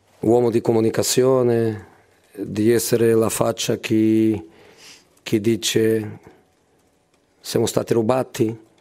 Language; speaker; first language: Italian; non-native, learner; Portuguese